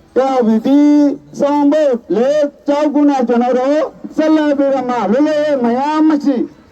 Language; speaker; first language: Burmese; non-native, local second language; Rohingya